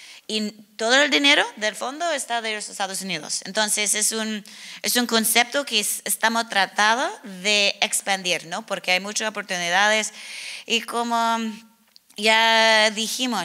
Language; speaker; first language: Spanish; non-native, learner; English